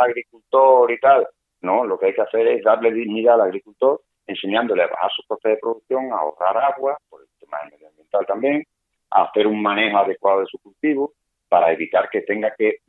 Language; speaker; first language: Spanish; native; Spanish